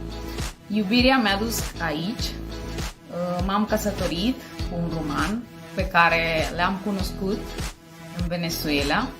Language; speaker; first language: Romanian; non-native, fluent; Spanish